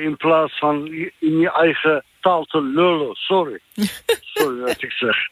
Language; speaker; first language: Dutch; non-native, fluent; Turkish